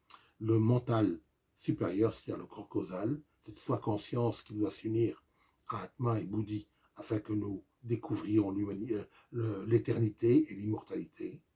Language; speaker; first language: French; native; French